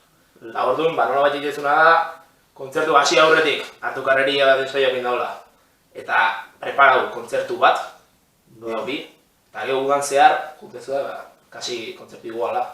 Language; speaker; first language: Basque; native; Basque